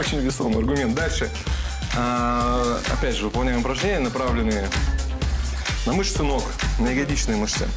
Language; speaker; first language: Russian; native; Russian